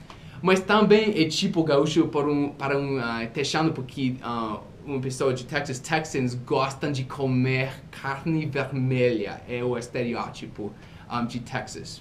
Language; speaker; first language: Portuguese; non-native, fluent; English